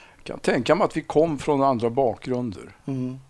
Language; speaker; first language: Swedish; native; Swedish